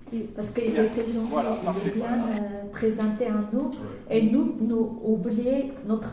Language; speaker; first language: French; non-native, learner; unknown